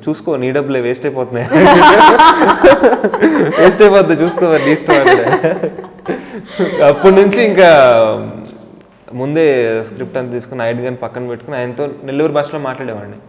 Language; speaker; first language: Telugu; native; Telugu